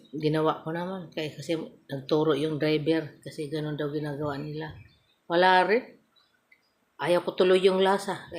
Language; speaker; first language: Filipino; non-native, local second language; Cebuano